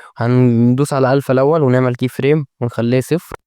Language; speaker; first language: Arabic; native; Arabic